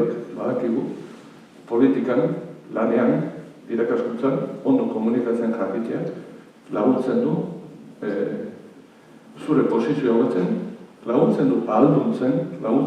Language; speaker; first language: Basque; native; Basque